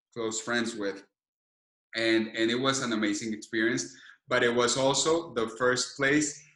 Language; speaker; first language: English; non-native, fluent; Spanish